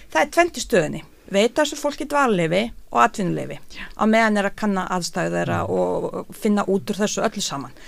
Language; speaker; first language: Icelandic; non-native, fluent; Bosnian